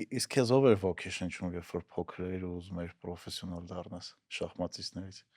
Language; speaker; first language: Armenian; native; Armenian